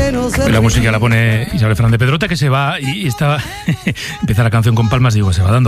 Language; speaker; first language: Spanish; native; Spanish